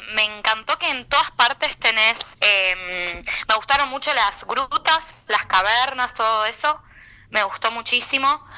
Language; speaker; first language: Spanish; native; Spanish